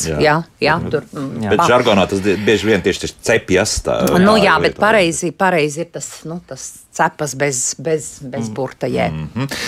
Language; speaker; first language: Latvian; non-native, fluent; Japanese